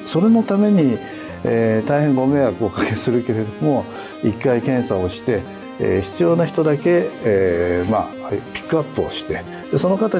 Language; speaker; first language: Japanese; native; Japanese